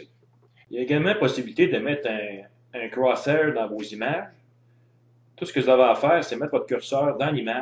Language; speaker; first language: French; native; French